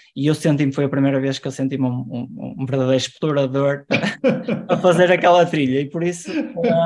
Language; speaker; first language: Portuguese; native; Portuguese